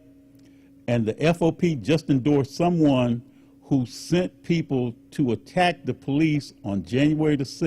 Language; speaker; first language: English; native; English